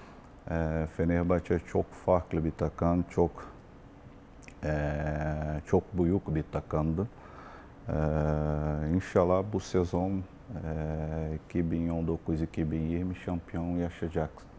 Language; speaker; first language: Turkish; non-native, learner; Portuguese